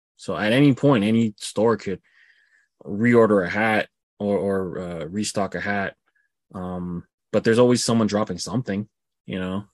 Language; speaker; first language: English; native; English